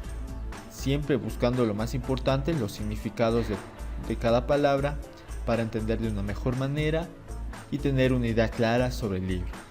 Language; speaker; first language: Spanish; native; Spanish